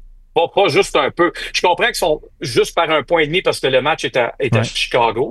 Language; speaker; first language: French; native; French